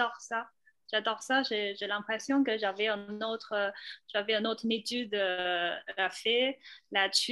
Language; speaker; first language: French; non-native, fluent; Chinese